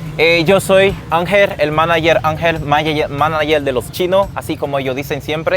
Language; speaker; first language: Spanish; non-native, fluent; Haitian Creole